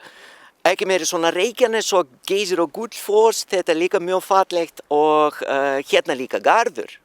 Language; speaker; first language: Icelandic; non-native, learner; Norwegian